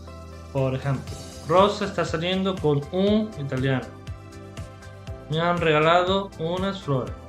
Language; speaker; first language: Spanish; non-native, fluent; English